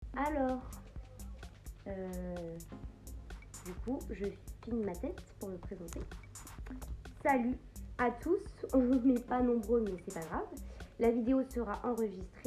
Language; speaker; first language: French; native; French